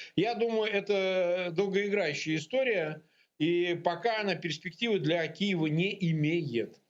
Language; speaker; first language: Russian; native; Russian